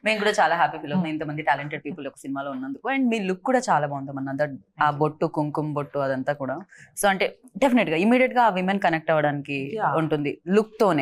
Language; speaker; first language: Telugu; native; Telugu